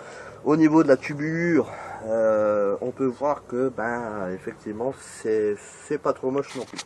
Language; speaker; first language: French; native; French